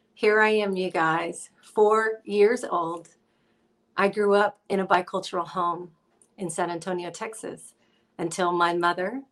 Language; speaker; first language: English; native; English